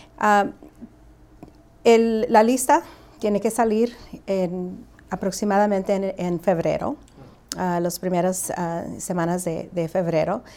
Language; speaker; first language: Spanish; early bilingual, heritage; Spanish